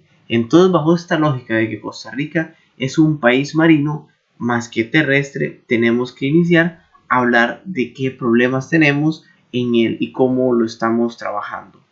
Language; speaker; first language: Spanish; native; Spanish